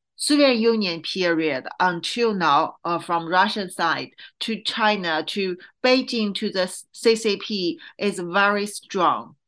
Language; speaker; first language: English; non-native, fluent; Chinese